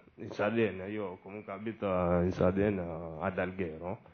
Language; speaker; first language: Italian; non-native, fluent; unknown